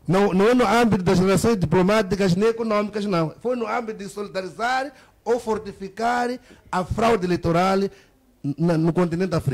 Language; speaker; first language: Portuguese; native; Portuguese